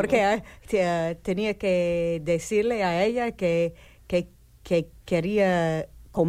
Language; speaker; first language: Spanish; non-native, learner; English